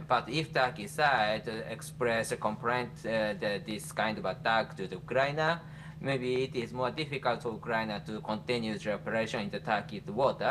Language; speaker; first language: English; non-native, fluent; Japanese